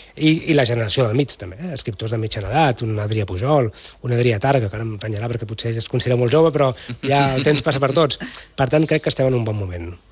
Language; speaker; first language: Catalan; native; Catalan